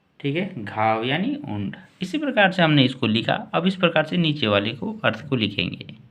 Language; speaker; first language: Hindi; native; Hindi